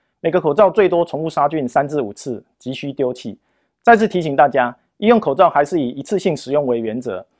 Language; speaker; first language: Chinese; native; Chinese